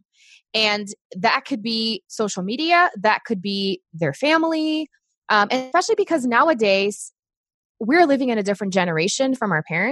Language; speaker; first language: English; non-native, fluent; Portuguese